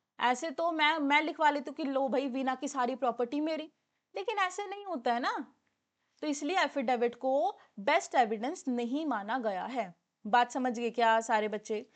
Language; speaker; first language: Hindi; non-native, local second language; Punjabi